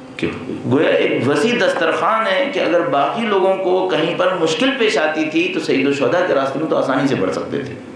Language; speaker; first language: Urdu; native; Urdu